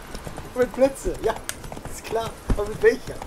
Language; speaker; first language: German; native; German